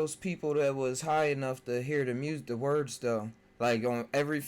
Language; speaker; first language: English; native; English